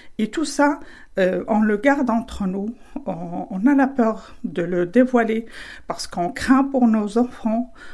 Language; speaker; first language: French; non-native, fluent; Spanish